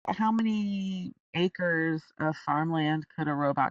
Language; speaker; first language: English; native; English